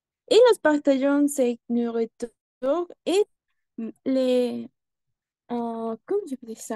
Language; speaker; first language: French; non-native, learner; Spanish